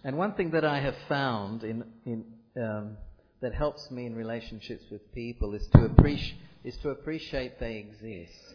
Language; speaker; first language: English; early bilingual, other home language; Italian